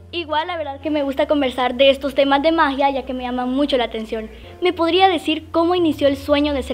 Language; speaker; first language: Spanish; native; Spanish